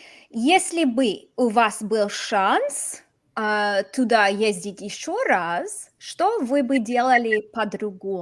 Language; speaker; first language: Russian; non-native, fluent; English